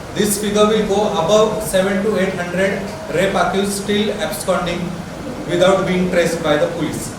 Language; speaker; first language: English; non-native, local second language; Marathi